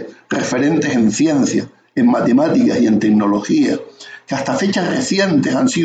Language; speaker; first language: Spanish; native; Spanish